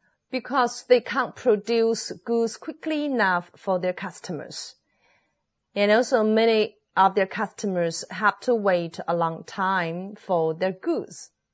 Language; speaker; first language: English; non-native, fluent; Chinese